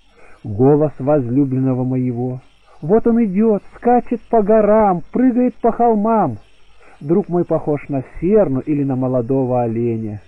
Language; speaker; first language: Russian; native; Russian